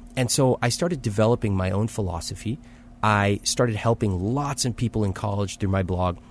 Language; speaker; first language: English; early bilingual, other home language; Hindi